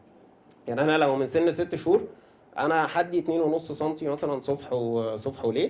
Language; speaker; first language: Arabic; native; Arabic